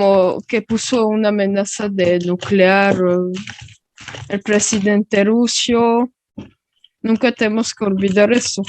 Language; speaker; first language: Spanish; early bilingual, heritage; Spanish